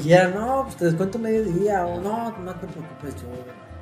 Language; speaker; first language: Spanish; native; Spanish